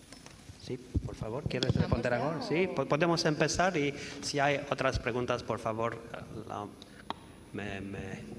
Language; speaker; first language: Spanish; non-native, fluent; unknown